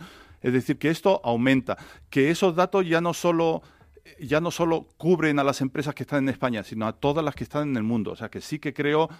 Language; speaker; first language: Spanish; native; Spanish